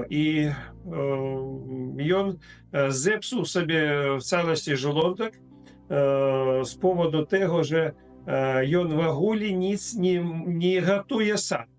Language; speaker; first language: Polish; non-native, fluent; Russian